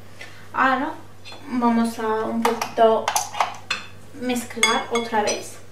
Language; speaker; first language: Spanish; non-native, learner; Turkish